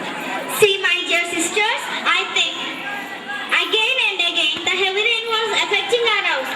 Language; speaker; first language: English; non-native, learner; Telugu